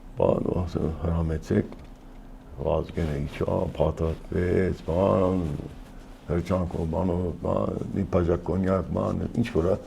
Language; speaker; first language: Armenian; early bilingual, heritage; Armenian